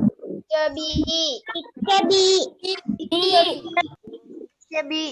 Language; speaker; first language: English; non-native, learner; Sinhala